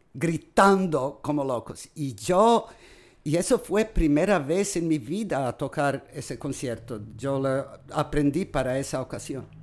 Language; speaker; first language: Spanish; non-native, fluent; Serbian